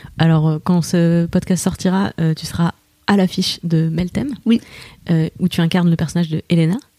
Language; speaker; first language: French; native; French